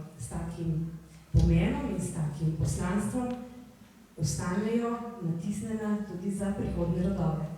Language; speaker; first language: Slovenian; native; Slovenian